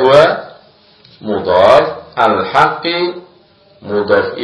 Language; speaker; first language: Arabic; non-native, fluent; Indonesian